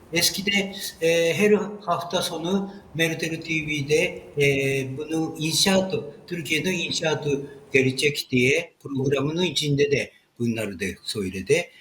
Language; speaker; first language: Turkish; non-native, learner; Japanese